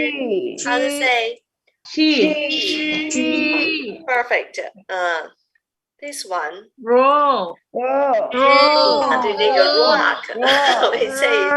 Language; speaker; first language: English; non-native, fluent; Chinese